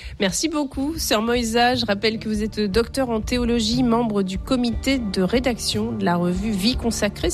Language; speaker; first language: French; native; French